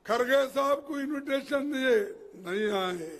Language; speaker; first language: Hindi; non-native, local second language; Kannada